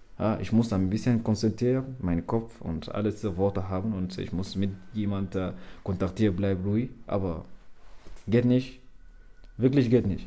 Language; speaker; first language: German; non-native, learner; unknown